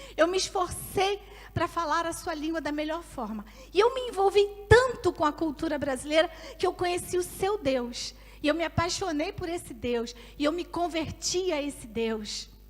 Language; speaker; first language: Portuguese; native; Portuguese